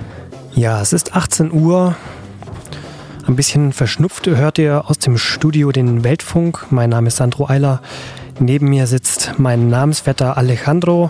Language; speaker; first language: German; native; German